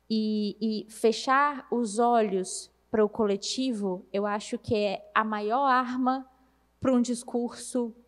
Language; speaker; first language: Portuguese; native; Portuguese